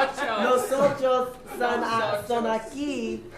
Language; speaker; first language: Spanish; non-native, learner; English